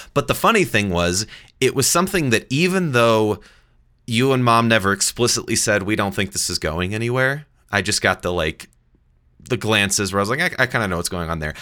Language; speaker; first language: English; native; English